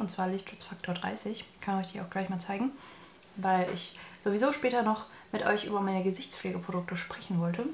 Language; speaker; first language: German; native; German